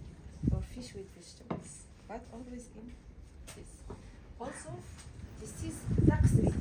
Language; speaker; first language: English; non-native, fluent; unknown